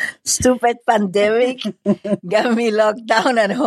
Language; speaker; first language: English; non-native, fluent; Spanish